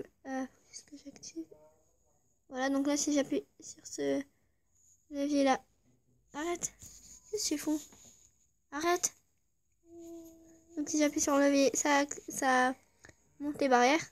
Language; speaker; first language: French; native; French